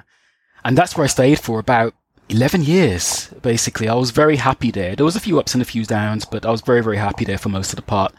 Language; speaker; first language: English; native; English